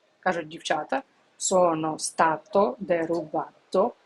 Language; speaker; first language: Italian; non-native, fluent; Ukrainian